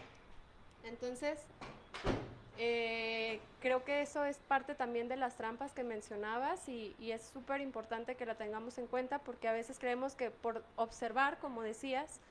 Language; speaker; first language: Spanish; native; Spanish